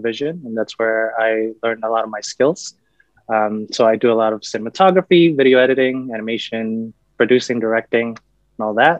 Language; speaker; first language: English; native; English